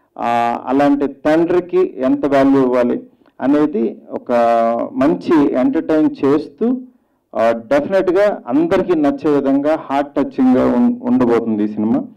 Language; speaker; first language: Telugu; native; Telugu